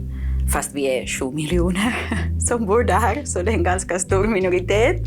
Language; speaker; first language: Swedish; non-native, fluent; Catalan